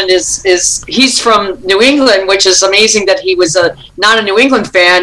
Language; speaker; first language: English; native; English